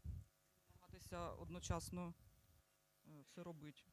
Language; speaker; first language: Ukrainian; native; Ukrainian